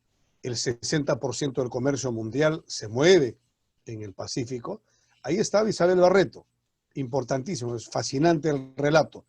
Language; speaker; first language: Spanish; native; Spanish